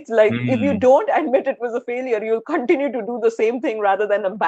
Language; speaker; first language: English; non-native, local second language; Hindi